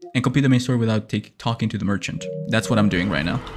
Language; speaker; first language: English; non-native, fluent; Spanish